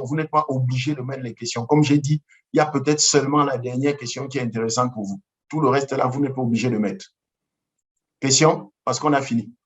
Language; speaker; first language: French; non-native, local second language; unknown